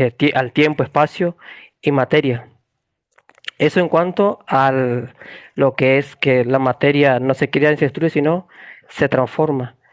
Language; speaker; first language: Spanish; native; Spanish